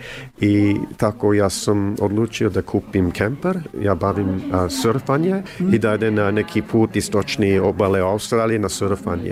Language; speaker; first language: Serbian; early bilingual, heritage; English